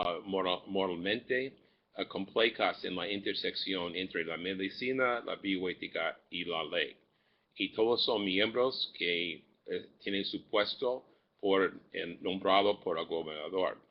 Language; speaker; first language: Spanish; non-native, fluent; English